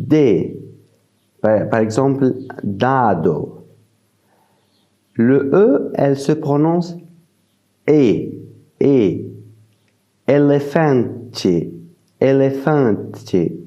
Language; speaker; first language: French; non-native, fluent; Portuguese